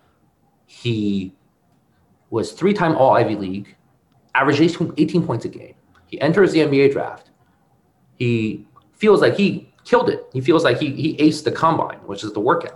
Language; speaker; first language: English; native; English